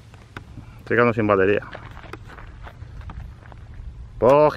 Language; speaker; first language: Spanish; native; Spanish